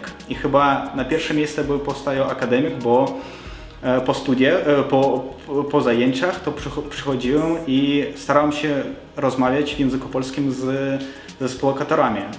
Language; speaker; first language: Polish; non-native, fluent; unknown